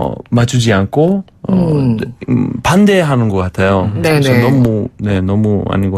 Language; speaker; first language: Korean; non-native, fluent; Greek